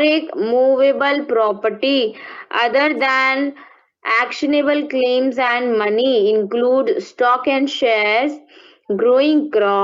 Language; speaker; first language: English; non-native, local second language; Hindi